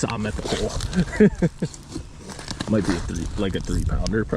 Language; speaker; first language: English; native; English